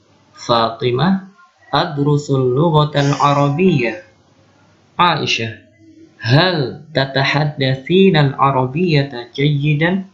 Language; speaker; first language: Arabic; non-native, local second language; Indonesian